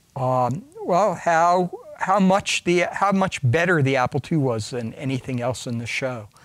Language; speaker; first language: English; native; English